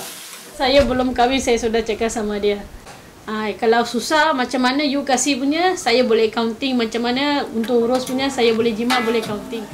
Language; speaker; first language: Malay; non-native, local second language; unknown